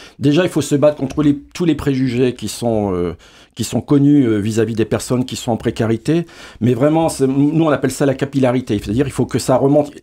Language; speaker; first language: French; native; French